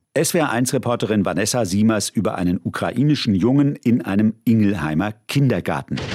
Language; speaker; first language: German; native; German